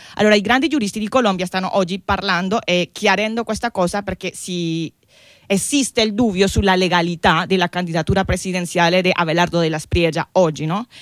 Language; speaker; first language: Italian; non-native, fluent; Spanish